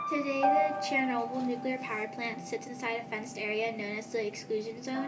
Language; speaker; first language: English; native; English